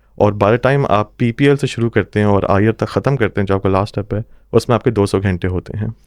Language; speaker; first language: Urdu; non-native, local second language; Punjabi